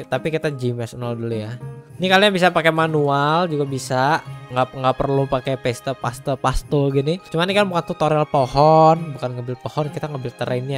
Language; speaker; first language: Indonesian; native; Indonesian